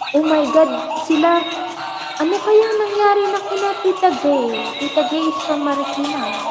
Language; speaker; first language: Filipino; non-native, local second language; Cebuano